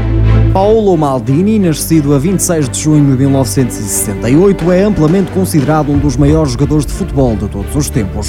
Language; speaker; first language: Portuguese; native; Portuguese